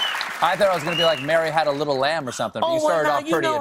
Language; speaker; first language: English; native; English